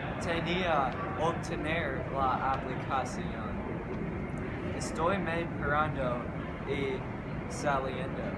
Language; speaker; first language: Spanish; non-native, learner; English